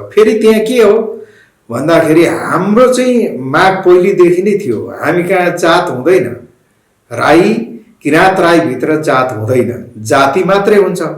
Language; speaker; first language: Nepali; non-native, local second language; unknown